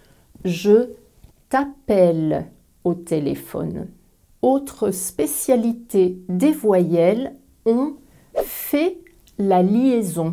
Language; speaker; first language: French; native; French